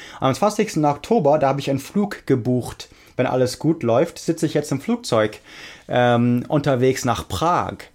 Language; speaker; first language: German; non-native, fluent; English